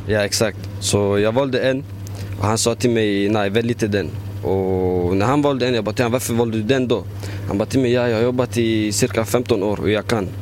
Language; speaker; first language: Swedish; non-native, fluent; Arabic